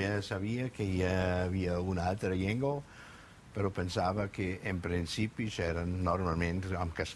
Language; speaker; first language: Catalan; non-native, fluent; German